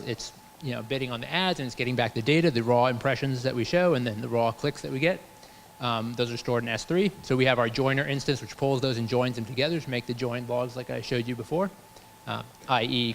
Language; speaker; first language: English; native; English